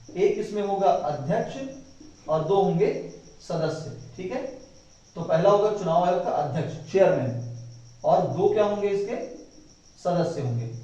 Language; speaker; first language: Hindi; native; Hindi